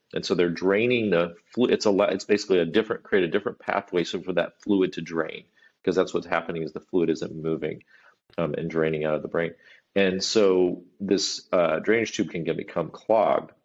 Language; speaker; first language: English; native; English